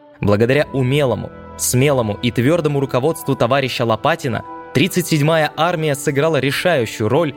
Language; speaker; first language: Russian; native; Russian